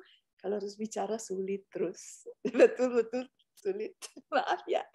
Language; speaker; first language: Indonesian; non-native, fluent; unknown